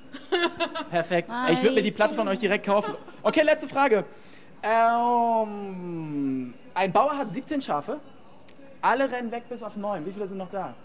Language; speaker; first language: German; native; German